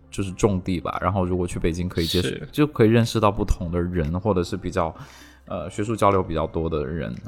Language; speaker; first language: Chinese; non-native, local second language; Cantonese